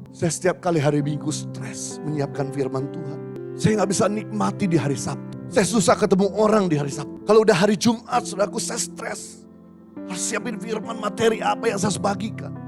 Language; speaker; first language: Indonesian; native; Indonesian